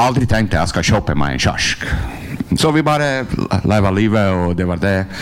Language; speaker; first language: Norwegian; non-native, learner; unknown